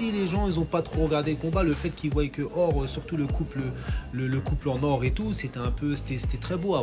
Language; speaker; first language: French; native; French